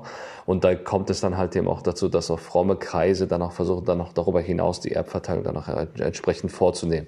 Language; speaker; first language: German; native; German